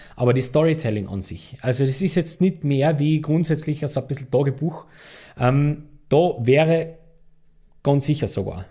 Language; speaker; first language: German; native; German